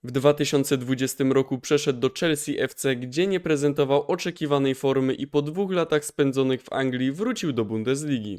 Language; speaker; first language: Polish; native; Polish